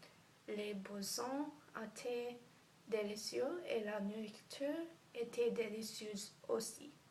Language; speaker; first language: French; non-native, learner; English